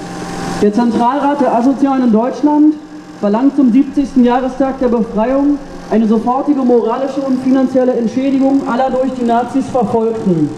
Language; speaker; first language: German; native; German